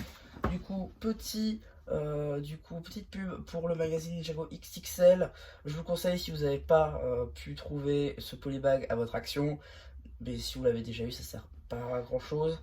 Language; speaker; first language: French; native; French